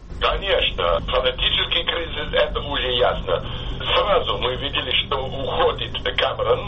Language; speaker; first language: Russian; non-native, fluent; English